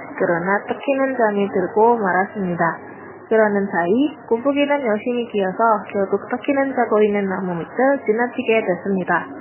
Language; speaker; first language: Korean; non-native, learner; Indonesian